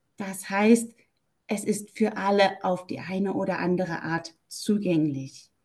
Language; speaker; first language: German; native; German